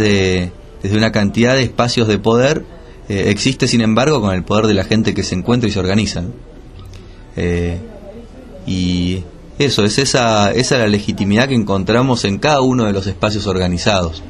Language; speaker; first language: Spanish; native; Spanish